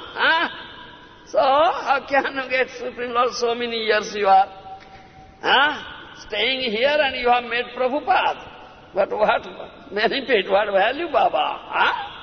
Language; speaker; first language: English; non-native, local second language; Odia